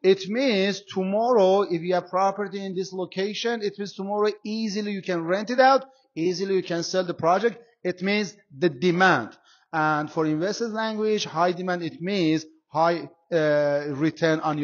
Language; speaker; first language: English; non-native, fluent; Persian